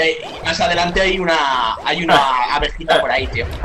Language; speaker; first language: Spanish; native; Spanish